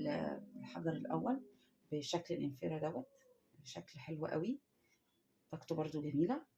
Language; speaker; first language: Arabic; native; Arabic